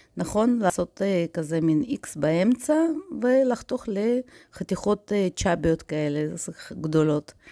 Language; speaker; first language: Hebrew; non-native, fluent; Russian